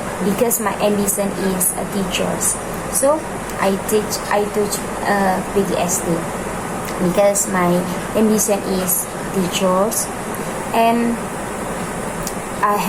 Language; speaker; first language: English; non-native, learner; Indonesian